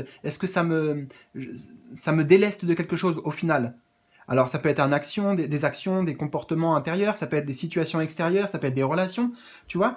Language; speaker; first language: French; native; French